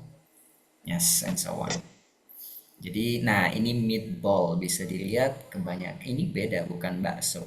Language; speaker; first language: Indonesian; native; Indonesian